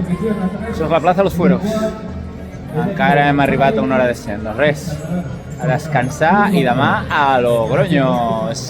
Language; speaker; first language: Catalan; native; Catalan